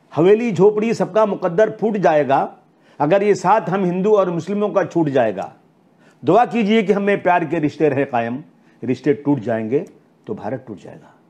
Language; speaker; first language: Hindi; native; Hindi